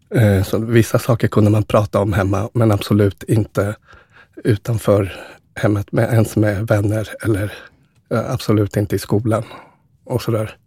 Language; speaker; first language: Swedish; early bilingual, other home language; Spanish